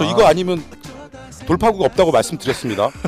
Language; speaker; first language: Korean; native; Korean